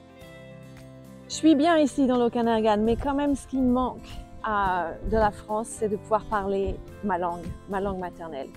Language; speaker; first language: French; native; French